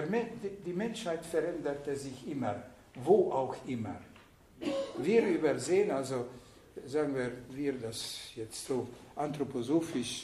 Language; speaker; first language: German; non-native, fluent; Hungarian